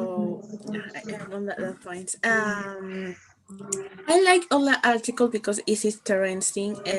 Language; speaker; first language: English; non-native, learner; Spanish